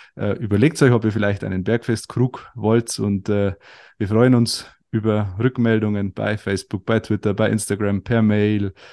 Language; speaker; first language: German; native; German